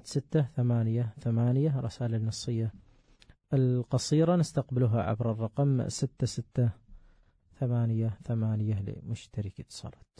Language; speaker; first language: Arabic; native; Arabic